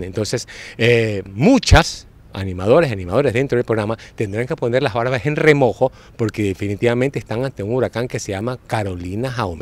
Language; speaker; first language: Spanish; native; Spanish